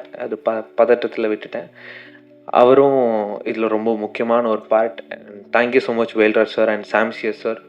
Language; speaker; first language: Tamil; native; Tamil